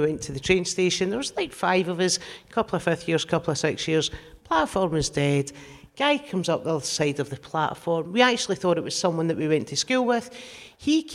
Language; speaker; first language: English; native; English